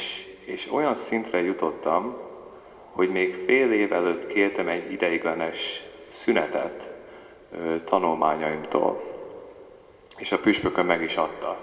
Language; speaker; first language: Hungarian; early bilingual, heritage; Hungarian